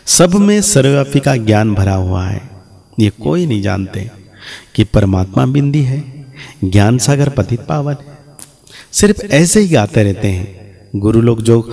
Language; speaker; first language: Hindi; native; Hindi